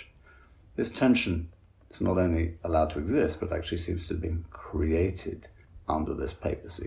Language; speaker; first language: English; native; English